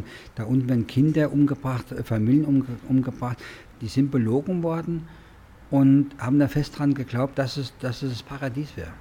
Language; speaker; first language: German; native; German